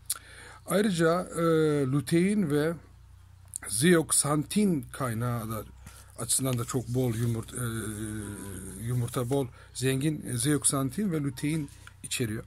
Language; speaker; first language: Turkish; native; Turkish